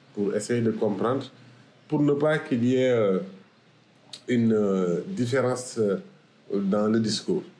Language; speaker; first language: French; non-native, local second language; Wolof